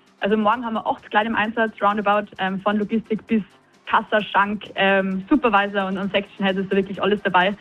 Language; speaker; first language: German; native; German